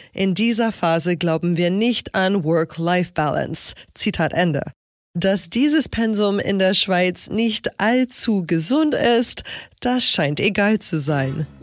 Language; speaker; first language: German; non-native, fluent; English